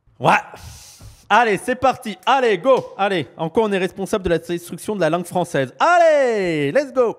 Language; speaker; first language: French; native; French